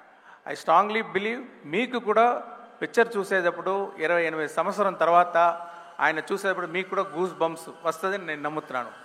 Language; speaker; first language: Telugu; non-native, local second language; Tamil